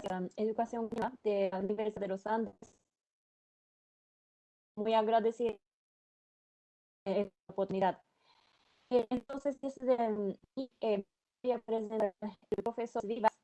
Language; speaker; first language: Spanish; non-native, fluent; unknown